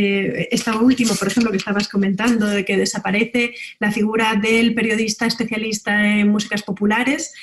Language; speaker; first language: Spanish; native; Spanish